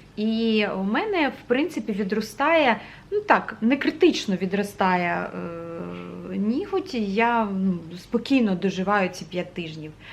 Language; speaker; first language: Ukrainian; native; Ukrainian